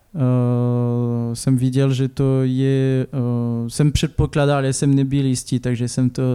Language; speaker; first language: Czech; non-native, fluent; French